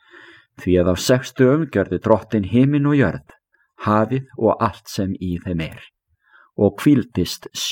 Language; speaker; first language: Icelandic; native; Icelandic